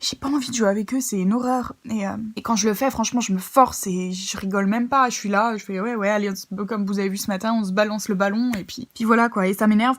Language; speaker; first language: French; native; French